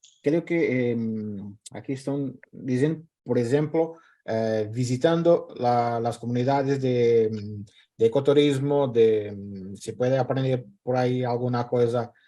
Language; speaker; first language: Spanish; non-native, fluent; Portuguese